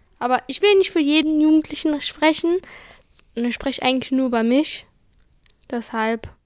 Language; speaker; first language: German; early bilingual, other home language; Arabic